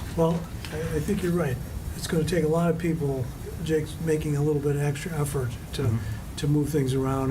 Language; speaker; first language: English; native; English